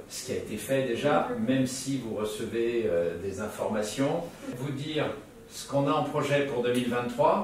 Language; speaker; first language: French; native; French